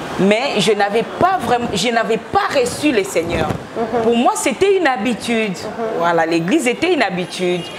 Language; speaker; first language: French; non-native, local second language; Lingala